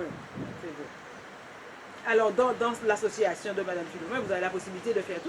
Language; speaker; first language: French; native; French